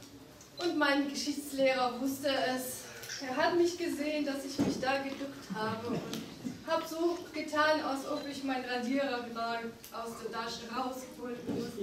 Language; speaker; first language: German; non-native, fluent; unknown